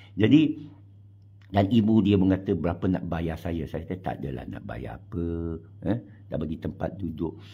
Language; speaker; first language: Malay; non-native, local second language; Chinese